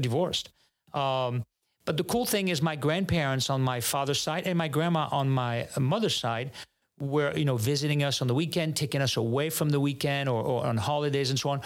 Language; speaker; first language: English; non-native, fluent; French